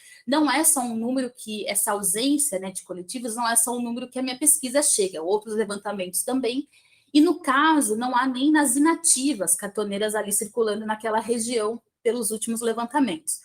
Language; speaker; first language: Portuguese; native; Portuguese